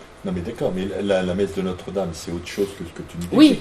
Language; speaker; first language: French; native; French